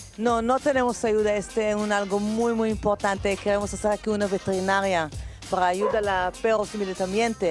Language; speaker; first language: Spanish; non-native, learner; Hebrew